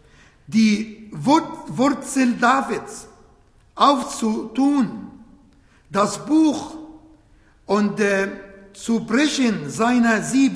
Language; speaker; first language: German; non-native, fluent; Arabic